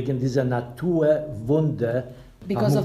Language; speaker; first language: German; non-native, fluent; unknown